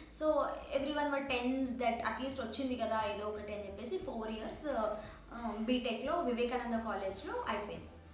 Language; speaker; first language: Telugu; non-native, local second language; Kannada